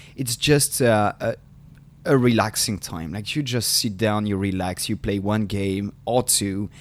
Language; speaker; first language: English; non-native, fluent; French